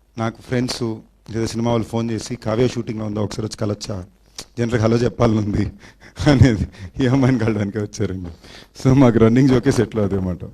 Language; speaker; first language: Telugu; native; Telugu